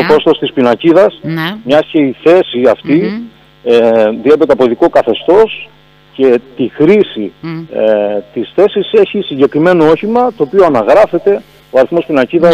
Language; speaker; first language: Greek; native; Greek